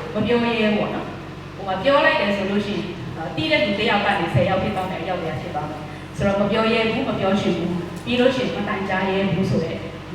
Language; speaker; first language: Burmese; non-native, local second language; Shwe Palaung